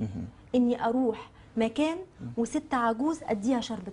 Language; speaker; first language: Arabic; native; Arabic